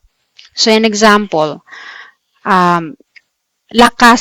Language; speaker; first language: Spanish; non-native, fluent; Filipino